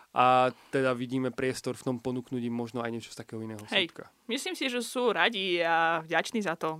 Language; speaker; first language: Slovak; non-native, fluent; Russian